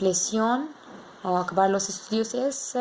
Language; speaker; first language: Spanish; non-native, learner; English